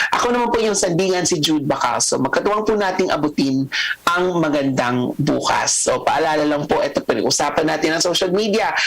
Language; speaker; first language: Filipino; native; Filipino